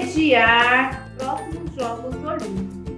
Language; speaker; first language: Portuguese; native; Portuguese